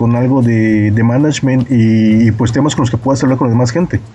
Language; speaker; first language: Spanish; native; Spanish